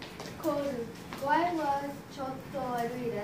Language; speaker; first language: Japanese; non-native, learner; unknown